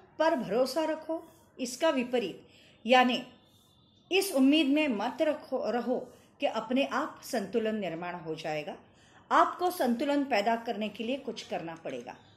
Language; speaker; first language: Hindi; non-native, local second language; Marathi